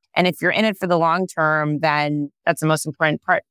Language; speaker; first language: English; non-native, fluent; Hebrew